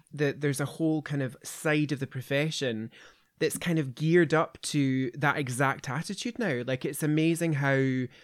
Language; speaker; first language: English; native; English